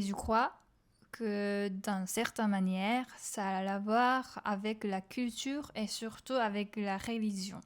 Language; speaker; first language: French; non-native, fluent; Japanese